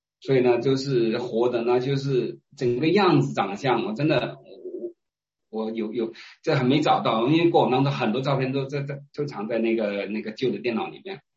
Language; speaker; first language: Chinese; non-native, local second language; Hakka Chinese